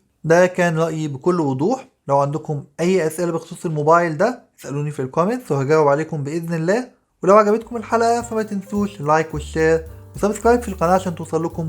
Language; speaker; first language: Arabic; native; Arabic